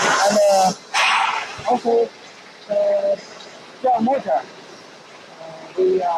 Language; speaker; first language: English; non-native, learner; Chinese